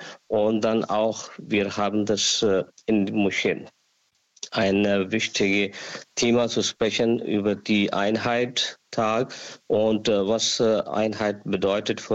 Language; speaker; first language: German; non-native, learner; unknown